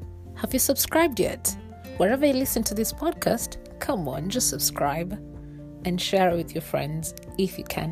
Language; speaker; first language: English; non-native, local second language; Swahili